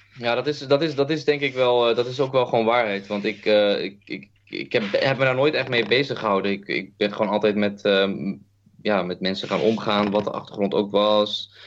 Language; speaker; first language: Dutch; early bilingual, other home language; Kurdish